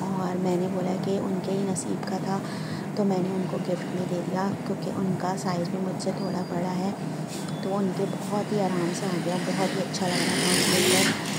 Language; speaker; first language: Hindi; native; Hindi